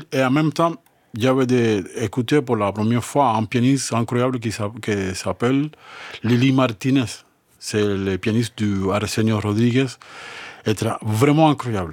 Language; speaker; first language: French; non-native, learner; Spanish